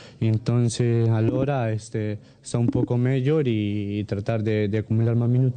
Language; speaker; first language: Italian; non-native, learner; Spanish